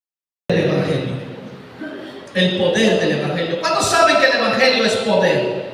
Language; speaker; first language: Spanish; native; Spanish